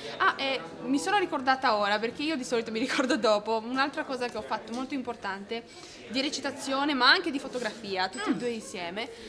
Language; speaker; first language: Italian; non-native, fluent; Romanian